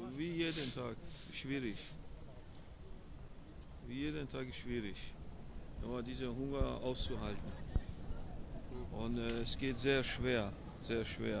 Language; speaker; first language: German; non-native, fluent; Persian